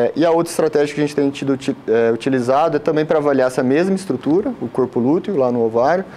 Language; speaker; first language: Portuguese; native; Portuguese